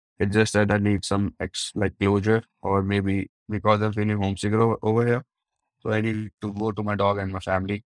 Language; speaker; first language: English; non-native, local second language; Hindi